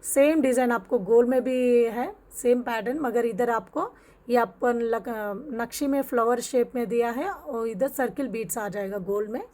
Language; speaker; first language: Hindi; non-native, local second language; Telugu